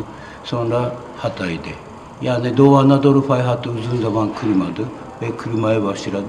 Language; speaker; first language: Turkish; non-native, fluent; Japanese